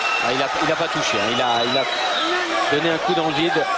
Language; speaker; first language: French; native; French